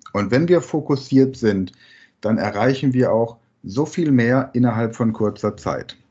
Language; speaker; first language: German; native; German